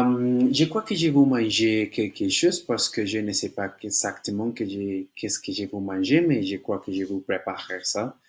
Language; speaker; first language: French; non-native, learner; Spanish